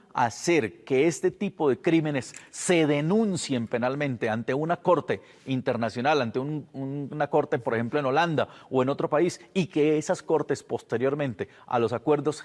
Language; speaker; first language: Spanish; native; Spanish